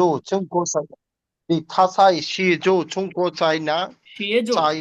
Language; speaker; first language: Chinese; non-native, learner; Bangla